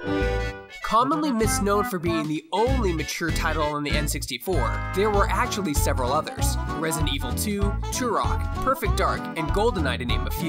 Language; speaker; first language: English; native; English